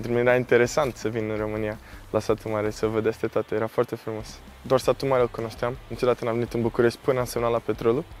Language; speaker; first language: Romanian; early bilingual, heritage; Romanian